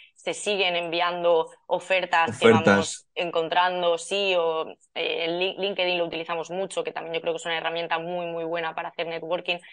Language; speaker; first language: Spanish; native; Spanish